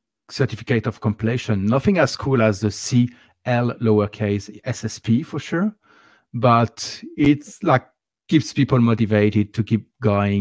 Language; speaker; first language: English; non-native, fluent; French